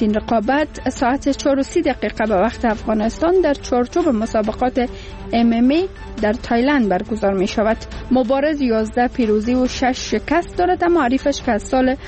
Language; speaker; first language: Persian; native; Persian